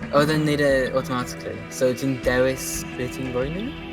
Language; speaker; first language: Welsh; non-native, local second language; English